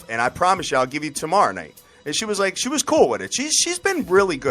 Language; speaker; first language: English; native; English